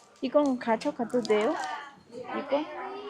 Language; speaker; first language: Korean; non-native, learner; Vietnamese